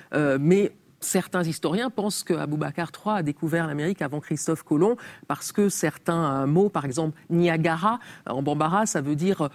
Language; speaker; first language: French; native; French